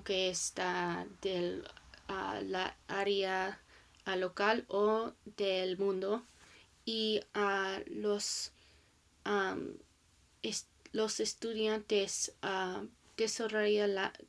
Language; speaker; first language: Spanish; non-native, learner; English